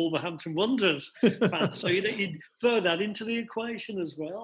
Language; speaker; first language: English; native; English